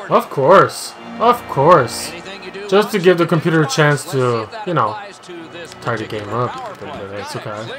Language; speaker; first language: English; native; English